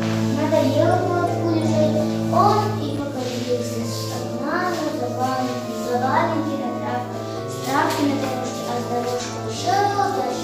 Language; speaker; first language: Russian; non-native, local second language; Yakut